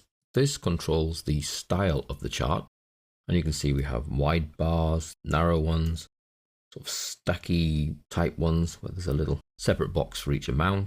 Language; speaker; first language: English; native; English